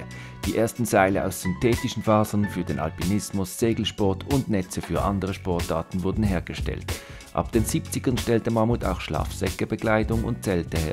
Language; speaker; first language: German; native; German